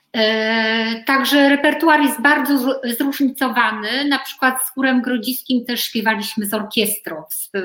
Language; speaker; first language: Polish; native; Polish